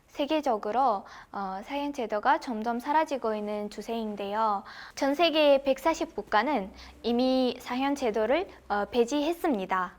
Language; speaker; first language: Korean; non-native, fluent; Kazakh